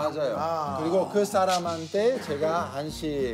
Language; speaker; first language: Korean; non-native, learner; Italian